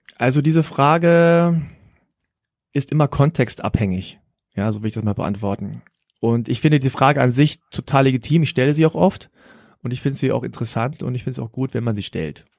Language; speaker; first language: German; early bilingual, other home language; Korean